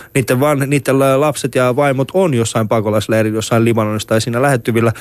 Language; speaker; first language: Finnish; early bilingual, other home language; Persian